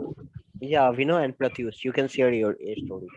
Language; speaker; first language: English; non-native, local second language; Hindi